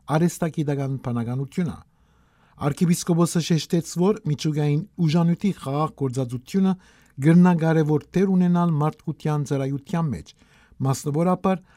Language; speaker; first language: Armenian; early bilingual, heritage; Armenian